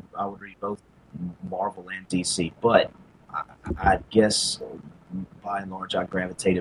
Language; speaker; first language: English; native; English